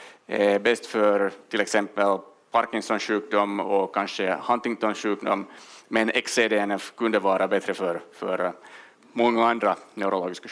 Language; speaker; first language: Swedish; non-native, local second language; Finnish